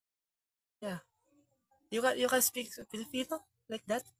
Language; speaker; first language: English; non-native, learner; Korean